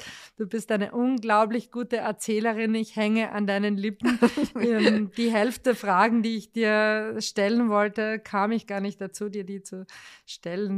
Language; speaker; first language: German; native; German